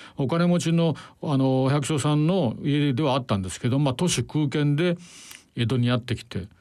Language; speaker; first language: Japanese; native; Japanese